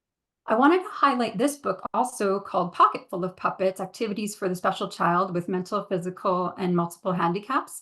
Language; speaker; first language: English; native; English